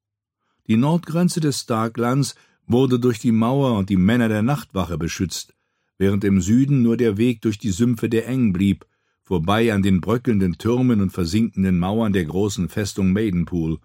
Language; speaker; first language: German; native; German